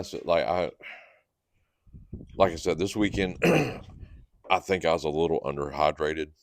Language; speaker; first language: English; native; English